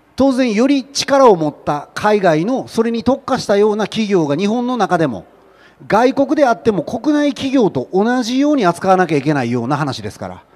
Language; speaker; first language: Japanese; native; Japanese